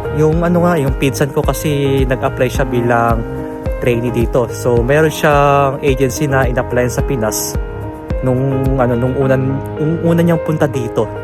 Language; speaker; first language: Filipino; native; Filipino